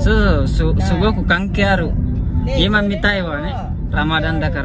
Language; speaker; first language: Japanese; non-native, learner; Indonesian